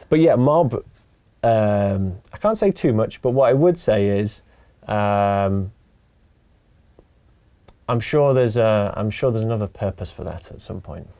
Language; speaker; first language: English; native; English